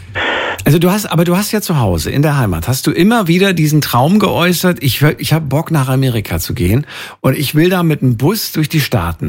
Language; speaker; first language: German; native; German